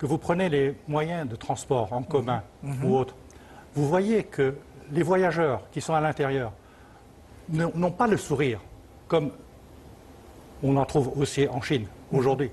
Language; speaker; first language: French; early bilingual, other home language; Chinese